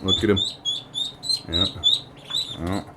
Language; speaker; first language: English; native; English